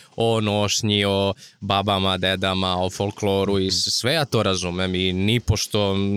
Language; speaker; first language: Serbian; non-native, local second language; Rusyn